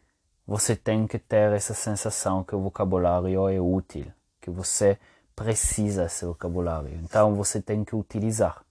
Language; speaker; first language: Portuguese; non-native, fluent; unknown